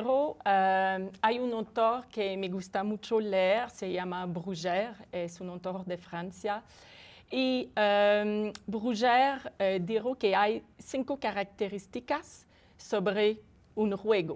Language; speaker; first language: Spanish; non-native, fluent; French